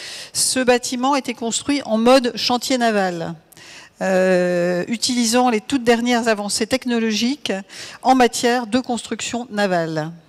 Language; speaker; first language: French; native; French